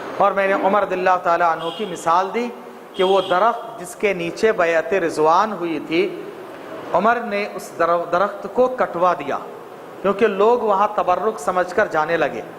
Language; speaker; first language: Urdu; native; Urdu